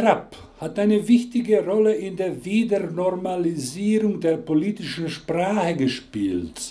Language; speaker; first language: German; non-native, fluent; Croatian